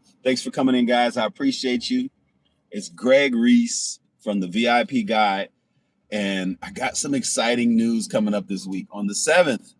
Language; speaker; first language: English; native; English